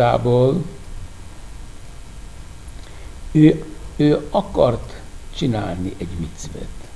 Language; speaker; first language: Hungarian; non-native, fluent; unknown